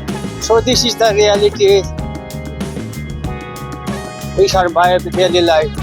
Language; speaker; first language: English; non-native, learner; Nepali